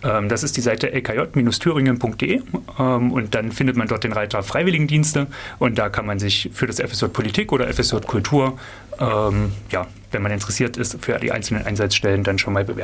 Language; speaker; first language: German; native; German